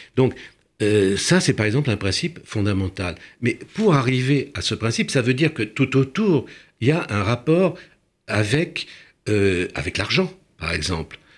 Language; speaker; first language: French; early bilingual, other home language; Romanian